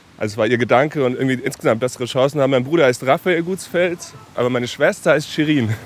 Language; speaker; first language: German; native; German